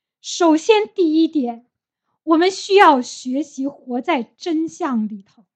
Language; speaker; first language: Chinese; native; Chinese